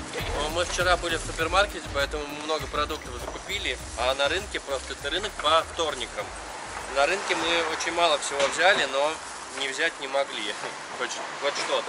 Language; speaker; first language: Russian; native; Russian